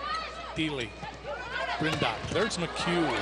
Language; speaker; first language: English; native; English